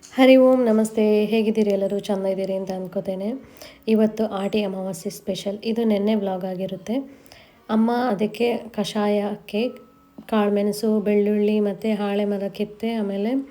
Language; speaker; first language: Kannada; non-native, local second language; Tulu